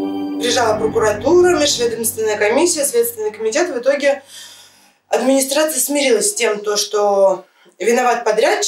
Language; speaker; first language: Russian; native; Russian